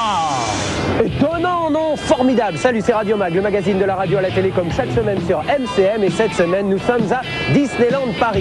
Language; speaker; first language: French; native; French